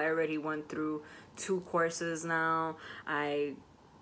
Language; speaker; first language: English; native; English